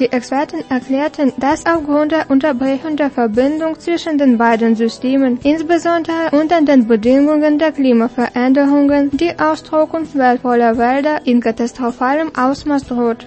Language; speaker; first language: German; non-native, fluent; Russian